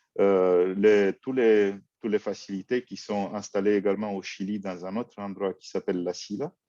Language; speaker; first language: French; non-native, fluent; Romanian